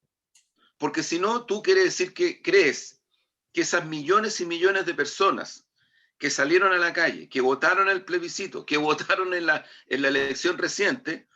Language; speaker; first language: Spanish; native; Spanish